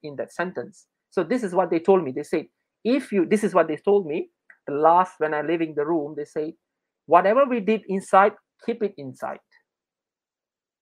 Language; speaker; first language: English; non-native, local second language; Malay